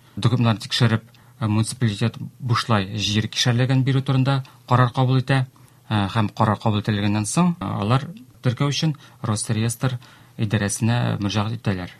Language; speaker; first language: Tatar; native; Tatar